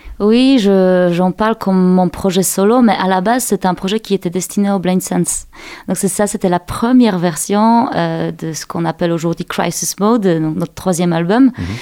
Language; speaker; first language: French; non-native, fluent; Polish